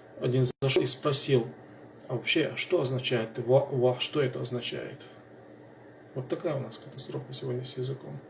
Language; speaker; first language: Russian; non-native, local second language; Chechen